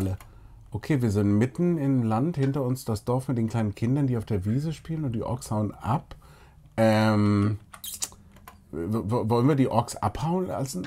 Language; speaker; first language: German; native; German